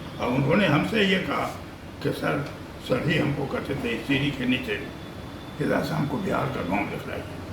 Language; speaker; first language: Hindi; native; Hindi